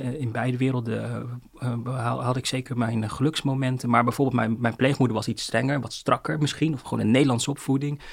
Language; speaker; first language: Dutch; early bilingual, other home language; Cantonese